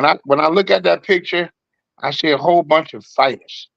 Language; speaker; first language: English; native; English